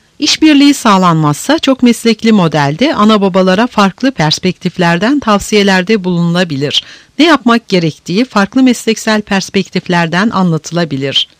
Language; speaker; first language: Turkish; native; Turkish